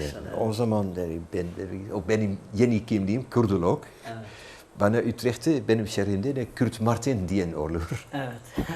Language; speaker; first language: Turkish; non-native, fluent; Dutch